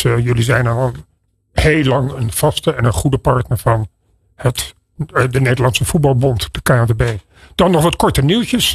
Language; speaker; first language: Dutch; native; Dutch